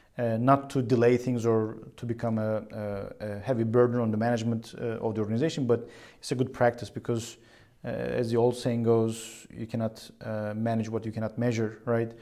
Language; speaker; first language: English; non-native, fluent; Turkish